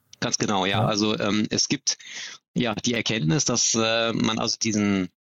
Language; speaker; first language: German; native; German